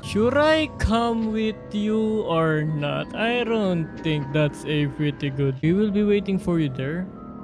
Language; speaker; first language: English; non-native, local second language; Filipino